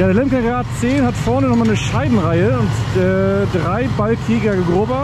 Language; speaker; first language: German; native; German